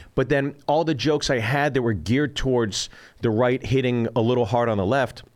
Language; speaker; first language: English; early bilingual, other home language; Korean